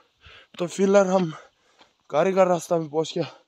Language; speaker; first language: Hindi; non-native, local second language; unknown